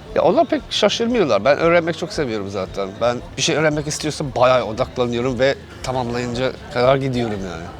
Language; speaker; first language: Turkish; non-native, fluent; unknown